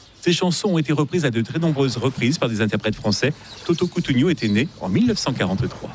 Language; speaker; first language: French; native; French